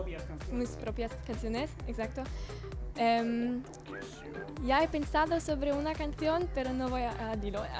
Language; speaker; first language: Spanish; non-native, learner; German